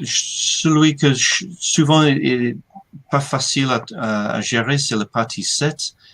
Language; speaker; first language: French; non-native, fluent; English